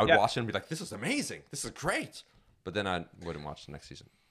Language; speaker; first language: English; native; English